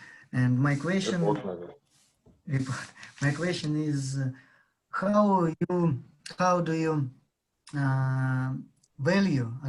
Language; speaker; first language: English; non-native, learner; Russian